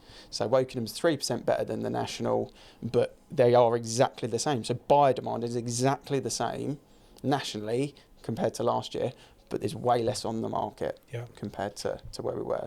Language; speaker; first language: English; native; English